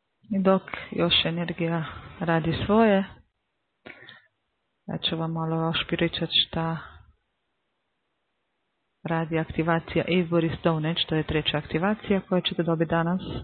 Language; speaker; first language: Serbian; non-native, fluent; Slovenian